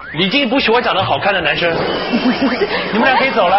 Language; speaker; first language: Chinese; native; Chinese